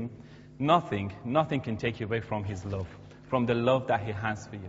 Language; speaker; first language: English; non-native, fluent; Persian